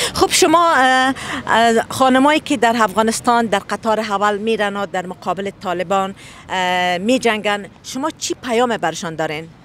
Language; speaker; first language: Persian; native; Persian